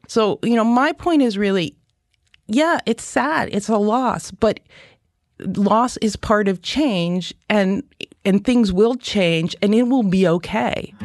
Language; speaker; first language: English; native; English